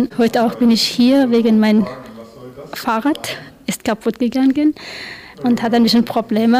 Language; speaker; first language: German; non-native, learner; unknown